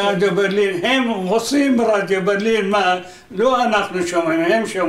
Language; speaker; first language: Hebrew; non-native, fluent; Arabic